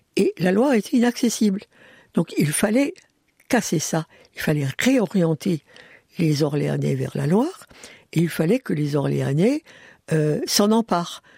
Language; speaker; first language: French; early bilingual, other home language; Hungarian